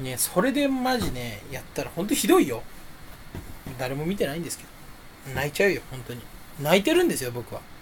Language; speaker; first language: Japanese; native; Japanese